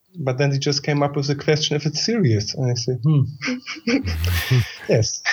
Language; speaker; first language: English; non-native, fluent; German